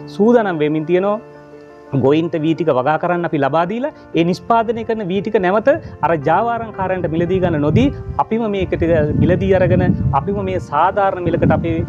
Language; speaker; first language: Sinhala; native; Sinhala